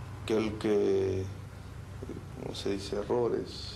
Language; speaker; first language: French; non-native, learner; Spanish